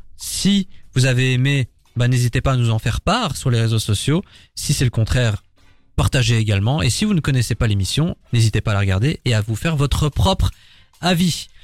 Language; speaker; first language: French; native; French